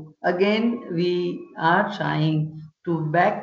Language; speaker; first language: English; non-native, local second language; Gujarati